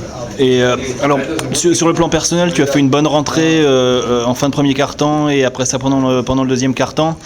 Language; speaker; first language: French; native; French